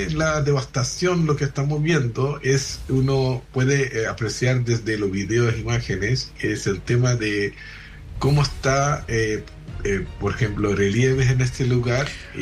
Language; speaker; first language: Spanish; non-native, fluent; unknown